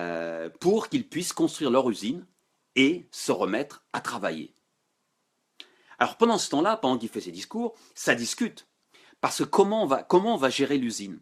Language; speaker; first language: French; native; French